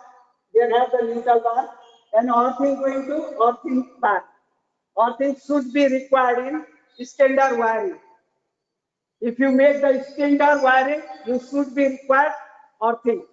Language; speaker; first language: English; non-native, learner; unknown